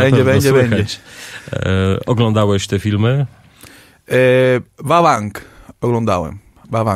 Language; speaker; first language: Polish; non-native, learner; Spanish